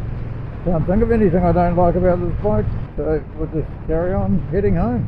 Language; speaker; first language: English; native; English